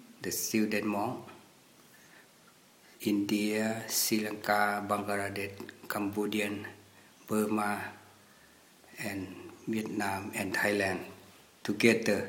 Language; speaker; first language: English; non-native, learner; Thai